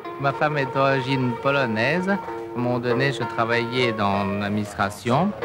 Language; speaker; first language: French; non-native, fluent; Cantonese